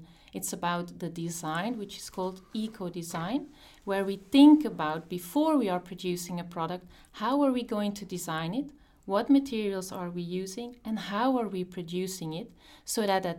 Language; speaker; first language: English; non-native, fluent; Dutch